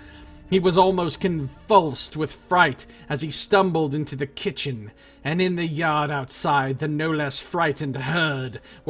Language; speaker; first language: English; native; English